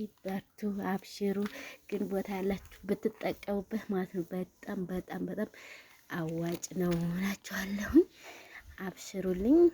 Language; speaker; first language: Amharic; native; Amharic